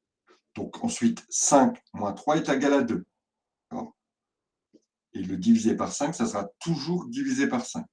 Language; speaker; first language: French; native; French